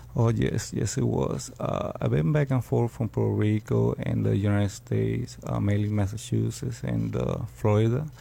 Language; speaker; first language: English; early bilingual, other home language; Spanish